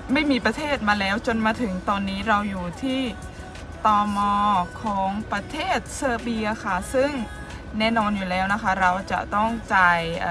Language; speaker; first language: Thai; native; Thai